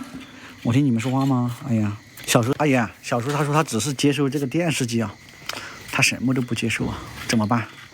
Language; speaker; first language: Chinese; native; Chinese